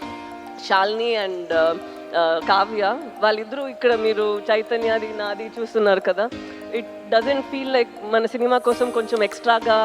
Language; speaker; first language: Telugu; non-native, fluent; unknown